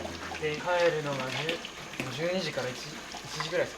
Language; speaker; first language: Japanese; native; Japanese